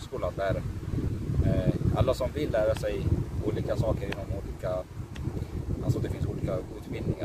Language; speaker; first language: Swedish; early bilingual, other home language; Persian